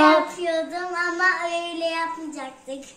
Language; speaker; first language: Turkish; early bilingual, heritage; Turkish